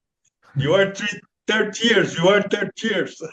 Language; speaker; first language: English; non-native, learner; Portuguese